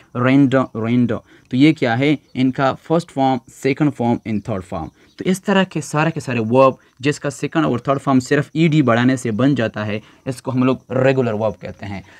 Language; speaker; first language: Urdu; non-native, local second language; Pashto